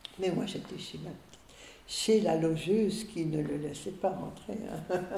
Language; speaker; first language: French; early bilingual, other home language; Hungarian